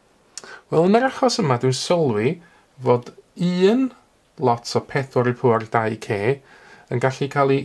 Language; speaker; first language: Welsh; native; Welsh